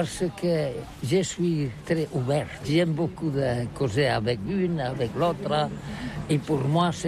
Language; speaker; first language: French; non-native, learner; Catalan